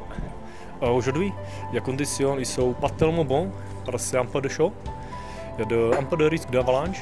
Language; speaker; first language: French; non-native, learner; Czech